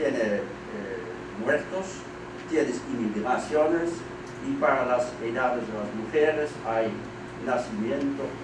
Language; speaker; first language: Spanish; non-native, fluent; Dutch